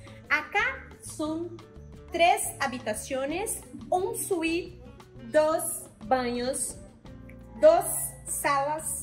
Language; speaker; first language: Spanish; non-native, learner; Portuguese